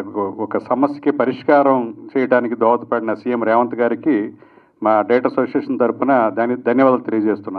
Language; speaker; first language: Telugu; native; Telugu